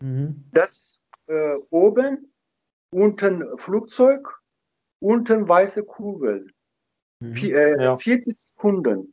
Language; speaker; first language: German; non-native, learner; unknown